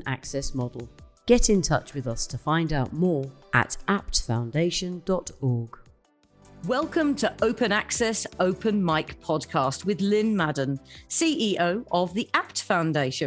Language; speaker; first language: English; native; English